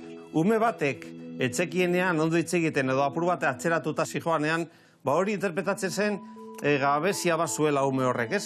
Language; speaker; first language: Basque; native; Basque